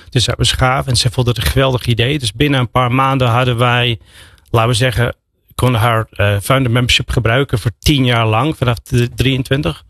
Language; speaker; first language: Dutch; non-native, fluent; English